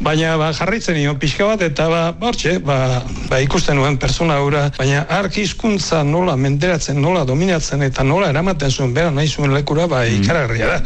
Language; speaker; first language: Basque; native; Basque